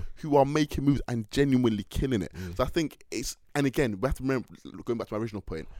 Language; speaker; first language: English; native; English